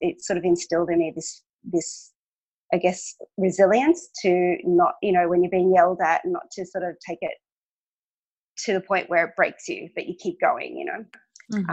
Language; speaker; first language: English; non-native, local second language; Hungarian